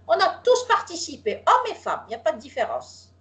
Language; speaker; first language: French; non-native, local second language; Arabic